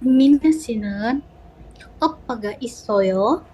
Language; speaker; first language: Korean; non-native, learner; Indonesian